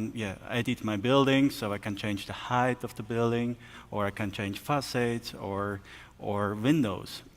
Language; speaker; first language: English; non-native, fluent; German